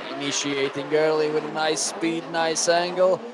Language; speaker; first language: English; non-native, fluent; Latvian